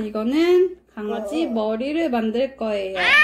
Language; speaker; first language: Korean; native; Korean